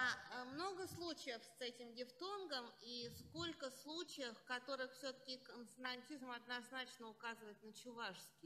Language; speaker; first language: Russian; native; Russian